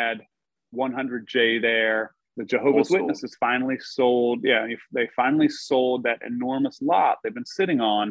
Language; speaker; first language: English; native; English